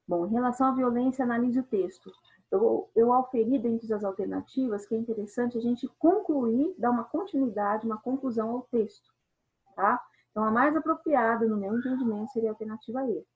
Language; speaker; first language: Portuguese; native; Portuguese